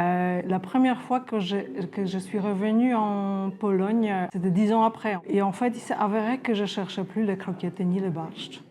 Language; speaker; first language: French; non-native, fluent; Polish